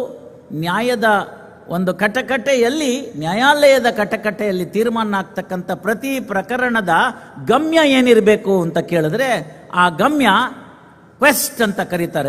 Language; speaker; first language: Kannada; native; Kannada